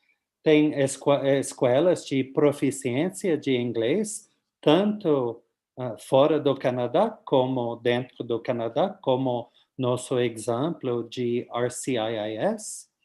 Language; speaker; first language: Portuguese; non-native, fluent; English